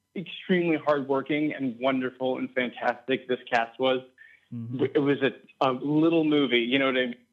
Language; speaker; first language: English; native; English